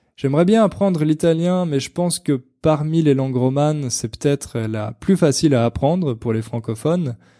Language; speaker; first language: French; native; French